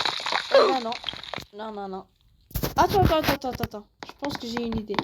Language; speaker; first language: French; native; French